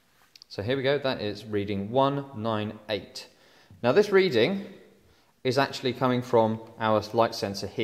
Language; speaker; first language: English; native; English